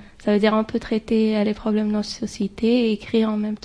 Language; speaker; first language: French; non-native, fluent; Arabic